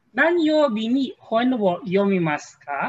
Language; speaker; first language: Japanese; non-native, fluent; Filipino